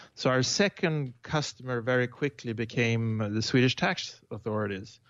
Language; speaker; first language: English; non-native, fluent; Swedish